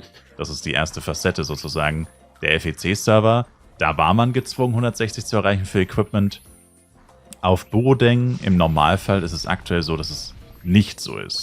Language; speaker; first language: German; native; German